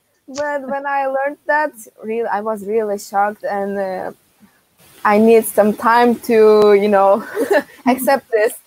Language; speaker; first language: English; non-native, fluent; Turkish